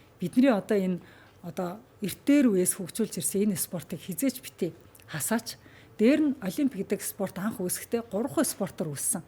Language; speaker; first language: Mongolian; native; Mongolian